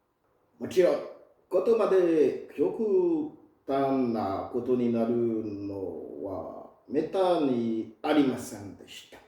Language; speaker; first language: Japanese; non-native, fluent; French